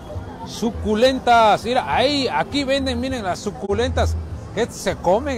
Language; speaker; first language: Spanish; native; Spanish